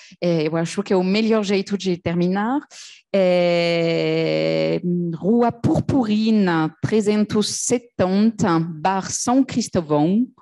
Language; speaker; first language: Portuguese; non-native, fluent; French